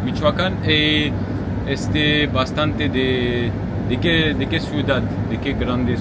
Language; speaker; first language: Spanish; non-native, learner; French